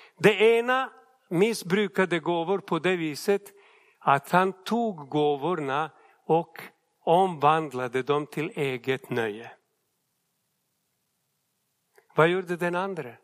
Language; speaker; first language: Swedish; non-native, fluent; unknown